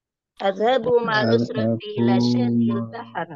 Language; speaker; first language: Arabic; non-native, learner; Indonesian